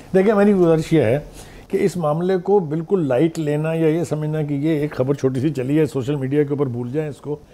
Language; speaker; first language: Urdu; native; Urdu